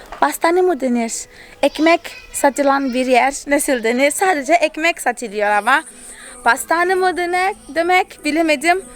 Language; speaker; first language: Turkish; non-native, fluent; Portuguese